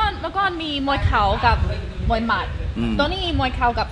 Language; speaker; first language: Thai; non-native, learner; English